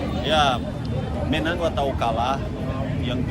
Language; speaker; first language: Indonesian; non-native, fluent; Portuguese